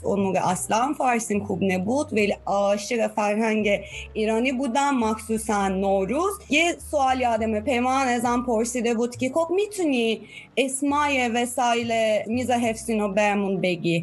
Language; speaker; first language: Persian; non-native, fluent; Turkish